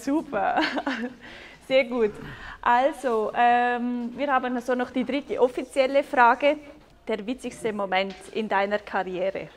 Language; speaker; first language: German; native; German